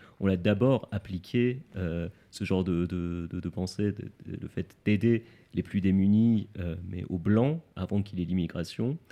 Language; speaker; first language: French; native; French